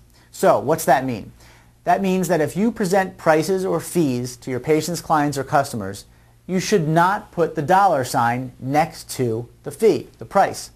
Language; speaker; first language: English; native; English